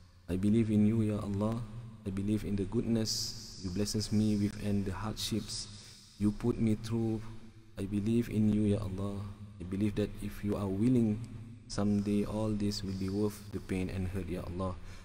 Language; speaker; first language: English; non-native, local second language; Malay